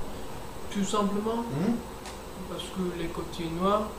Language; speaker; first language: French; non-native, learner; English